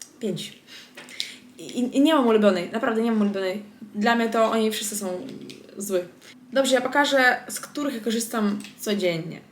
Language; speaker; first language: Polish; non-native, fluent; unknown